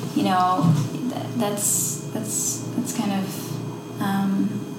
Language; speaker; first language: English; non-native, fluent; Dutch